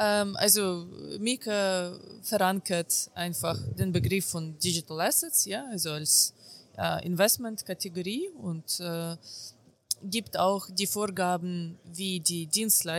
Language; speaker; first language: German; non-native, fluent; Ukrainian